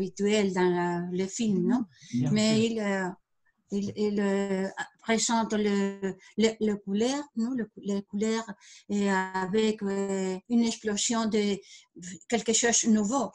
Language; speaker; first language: French; non-native, learner; Spanish